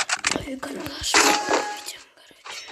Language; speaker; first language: Russian; non-native, local second language; Kazakh